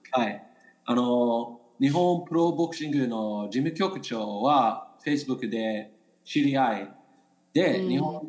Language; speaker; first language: Japanese; non-native, learner; English